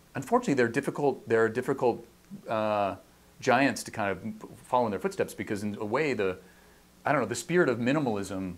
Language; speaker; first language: English; native; English